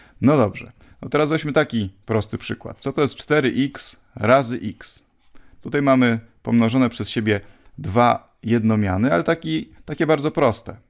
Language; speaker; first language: Polish; native; Polish